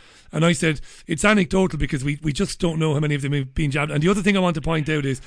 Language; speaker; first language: English; native; English